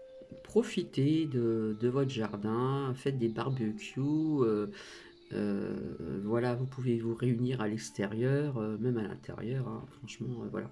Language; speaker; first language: French; native; French